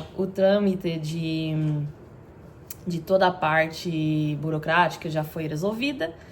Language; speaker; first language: Portuguese; non-native, fluent; Dutch